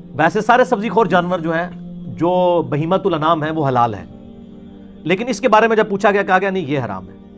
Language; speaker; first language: Urdu; non-native, local second language; Punjabi